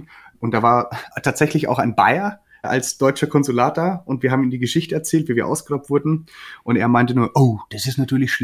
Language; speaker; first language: German; native; German